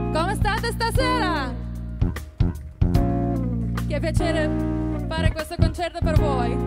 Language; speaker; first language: Italian; non-native, fluent; Russian